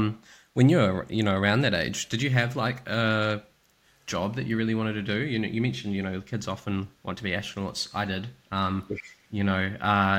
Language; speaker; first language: English; native; English